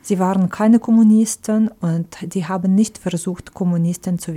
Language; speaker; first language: German; non-native, fluent; Ukrainian